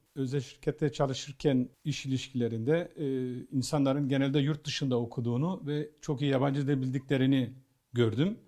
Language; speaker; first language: Turkish; native; Turkish